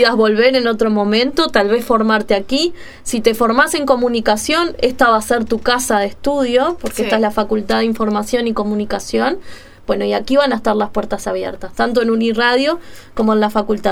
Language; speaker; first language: Spanish; native; Spanish